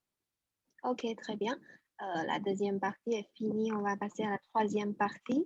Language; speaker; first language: French; non-native, fluent; Chinese